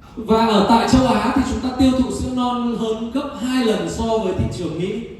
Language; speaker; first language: Vietnamese; native; Vietnamese